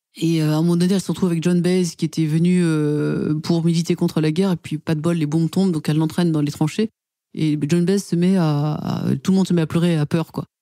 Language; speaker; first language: French; native; French